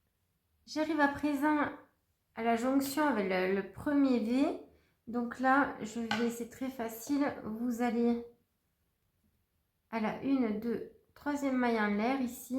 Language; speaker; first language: French; native; French